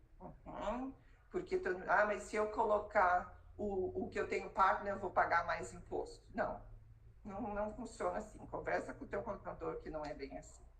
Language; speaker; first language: Portuguese; native; Portuguese